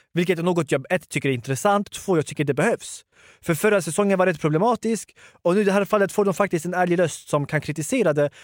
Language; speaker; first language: Swedish; early bilingual, other home language; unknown